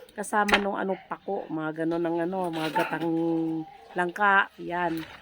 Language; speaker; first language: Filipino; non-native, local second language; Cebuano